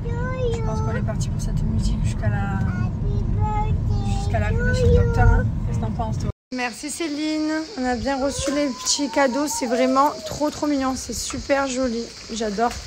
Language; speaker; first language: French; native; French